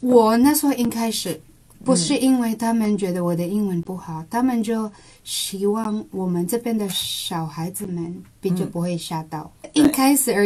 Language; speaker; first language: Chinese; non-native, local second language; Cebuano